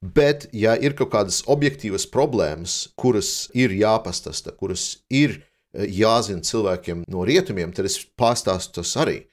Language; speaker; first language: Latvian; non-native, local second language; Russian